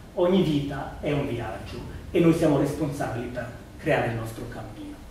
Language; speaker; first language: Italian; native; Italian